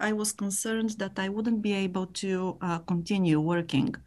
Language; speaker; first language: English; non-native, fluent; Bulgarian